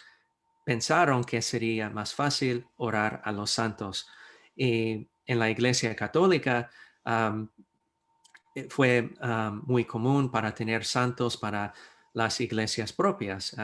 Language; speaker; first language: Spanish; non-native, fluent; English